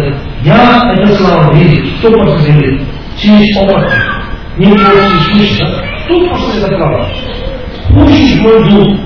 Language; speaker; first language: Russian; non-native, learner; Tibetan